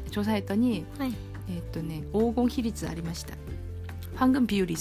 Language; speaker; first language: Japanese; non-native, fluent; Korean